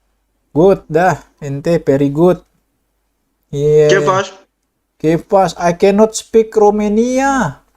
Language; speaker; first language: English; non-native, learner; Indonesian